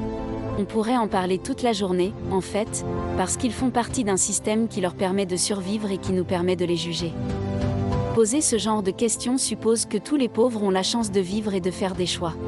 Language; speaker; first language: French; native; French